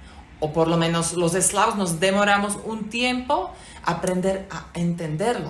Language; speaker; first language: Spanish; non-native, fluent; Slovak